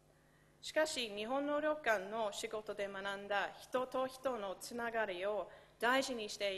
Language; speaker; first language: Japanese; non-native, fluent; English